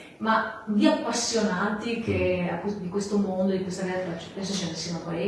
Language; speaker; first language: Italian; native; Italian